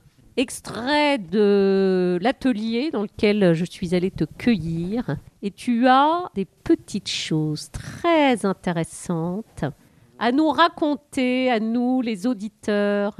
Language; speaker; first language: French; native; French